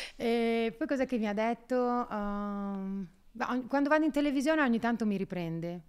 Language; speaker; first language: Italian; native; Italian